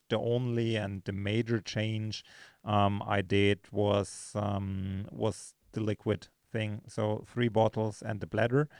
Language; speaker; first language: English; non-native, fluent; German